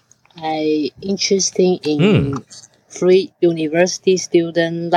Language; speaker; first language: English; non-native, learner; Chinese